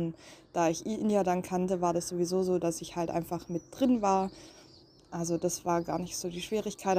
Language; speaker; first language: German; native; German